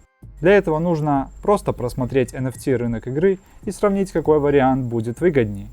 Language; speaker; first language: Russian; native; Russian